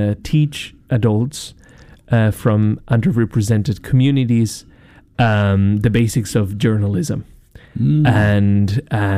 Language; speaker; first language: English; non-native, fluent; Spanish